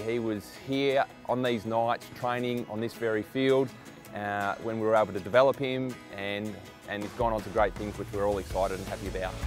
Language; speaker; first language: English; native; English